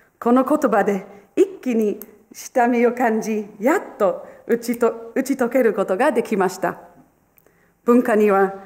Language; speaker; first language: Japanese; non-native, fluent; English